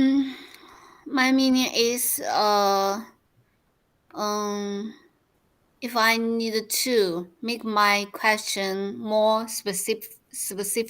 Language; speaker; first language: English; non-native, learner; Chinese